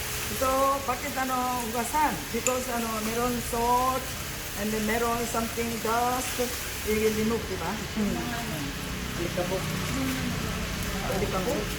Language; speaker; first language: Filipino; non-native, learner; Korean